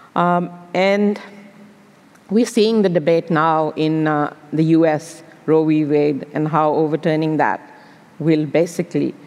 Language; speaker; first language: English; non-native, local second language; Urdu